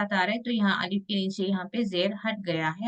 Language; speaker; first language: Hindi; native; Hindi